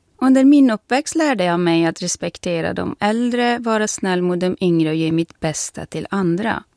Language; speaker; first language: Swedish; non-native, fluent; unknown